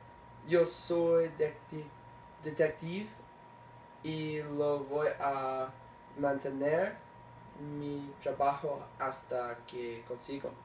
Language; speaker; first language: Spanish; non-native, learner; English